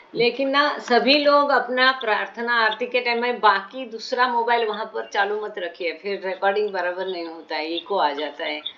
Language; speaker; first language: Hindi; non-native, local second language; Marathi